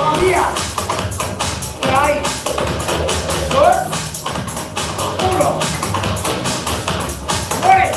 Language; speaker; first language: German; non-native, learner; Spanish